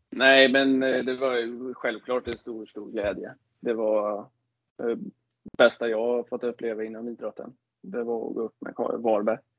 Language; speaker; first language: Swedish; native; Swedish